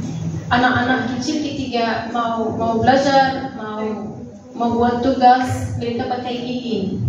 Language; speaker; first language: Indonesian; non-native, fluent; Arabic